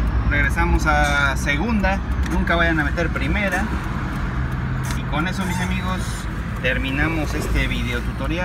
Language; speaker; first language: Spanish; native; Spanish